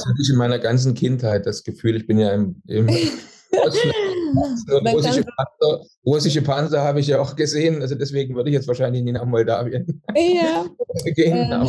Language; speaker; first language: German; native; German